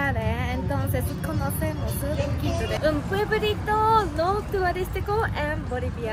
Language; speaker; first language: Spanish; non-native, fluent; Japanese